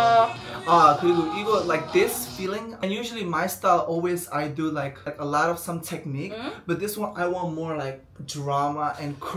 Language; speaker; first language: English; non-native, fluent; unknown